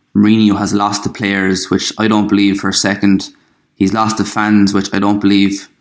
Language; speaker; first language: English; native; English